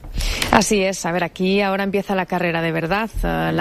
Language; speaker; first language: Spanish; native; Spanish